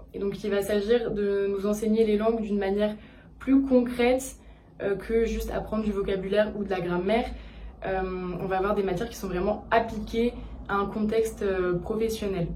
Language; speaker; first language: French; native; French